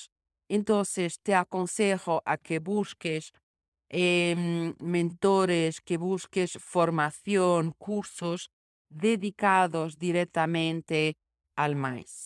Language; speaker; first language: Spanish; non-native, fluent; Portuguese